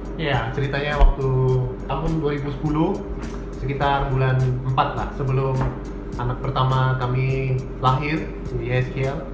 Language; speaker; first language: Indonesian; native; Indonesian